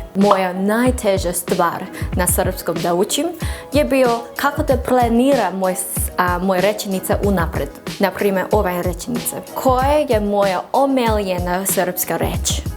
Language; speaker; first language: Croatian; non-native, learner; English